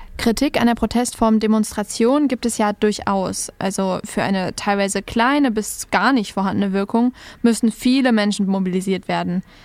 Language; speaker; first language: German; native; German